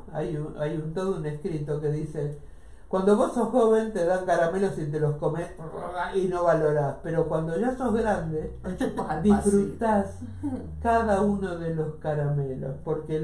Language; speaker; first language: Spanish; native; Spanish